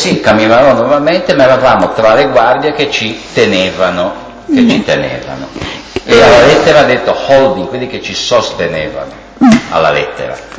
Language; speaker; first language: Italian; native; Italian